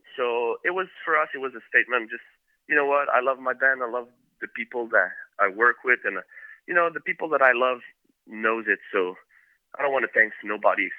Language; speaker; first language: English; native; English